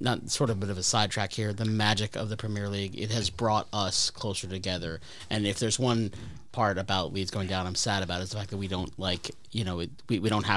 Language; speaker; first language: English; native; English